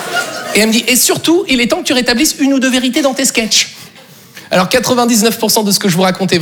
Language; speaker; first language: French; native; French